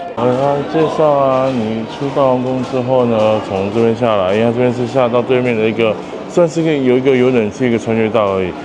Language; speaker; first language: Chinese; native; Chinese